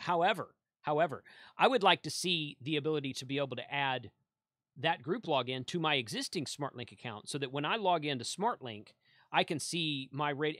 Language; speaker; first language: English; native; English